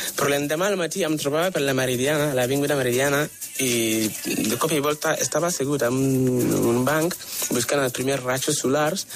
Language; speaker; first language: Catalan; non-native, fluent; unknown